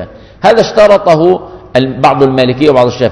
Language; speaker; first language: Arabic; native; Arabic